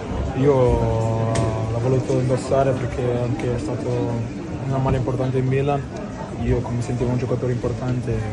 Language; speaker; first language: Italian; non-native, fluent; Portuguese